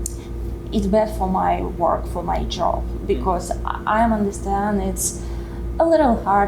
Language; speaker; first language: English; non-native, learner; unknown